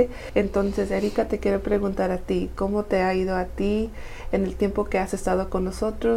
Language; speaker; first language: Spanish; early bilingual, heritage; Spanish